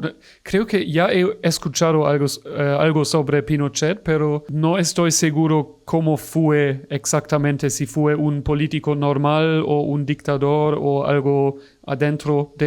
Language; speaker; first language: Spanish; non-native, fluent; German